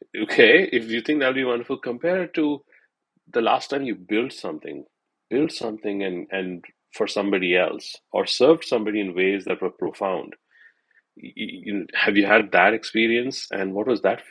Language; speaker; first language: English; non-native, local second language; Hindi